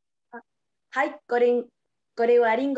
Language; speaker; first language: Japanese; non-native, learner; Spanish